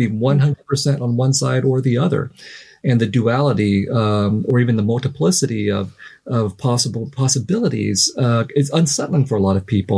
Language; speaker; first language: English; native; English